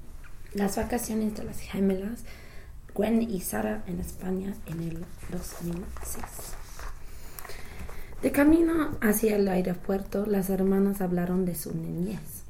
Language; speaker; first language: Spanish; non-native, learner; English